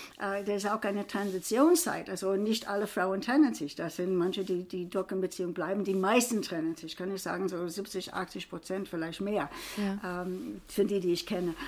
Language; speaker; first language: German; non-native, fluent; English